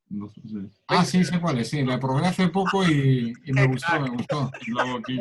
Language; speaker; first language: Spanish; native; Spanish